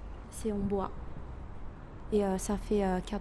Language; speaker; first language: French; non-native, fluent; Japanese